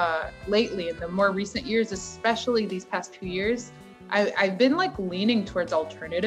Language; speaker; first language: English; native; English